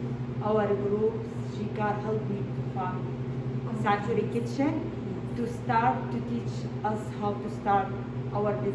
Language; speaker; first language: English; non-native, learner; Arabic